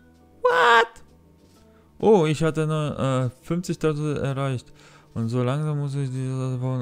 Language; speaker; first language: German; non-native, learner; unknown